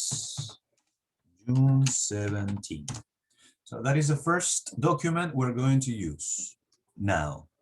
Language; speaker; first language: English; non-native, fluent; Spanish